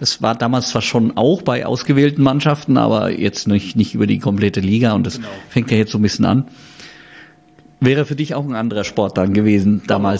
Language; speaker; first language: German; native; German